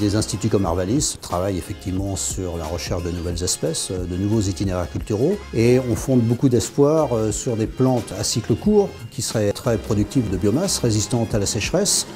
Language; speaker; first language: French; native; French